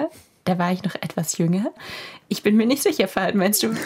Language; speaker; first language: German; native; German